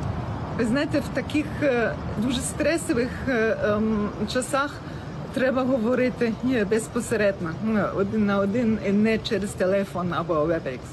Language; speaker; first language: Ukrainian; non-native, fluent; German